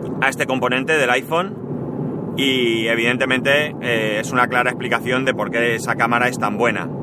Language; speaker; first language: Spanish; native; Spanish